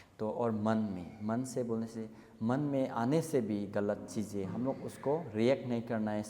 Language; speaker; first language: Hindi; non-native, local second language; Assamese